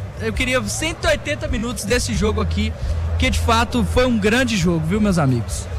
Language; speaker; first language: Portuguese; native; Portuguese